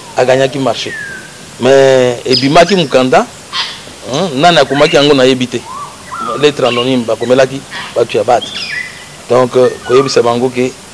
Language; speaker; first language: Lingala; non-native, local second language; Luba-Lulua